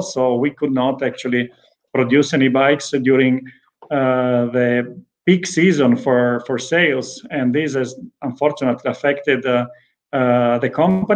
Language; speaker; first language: English; non-native, fluent; Italian